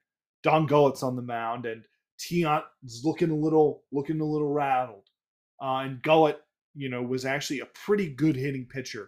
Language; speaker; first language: English; native; English